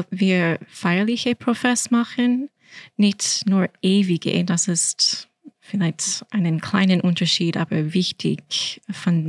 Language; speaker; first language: German; non-native, fluent; English